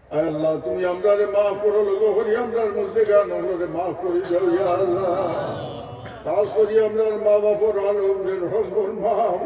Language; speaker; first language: Urdu; non-native, local second language; Bangla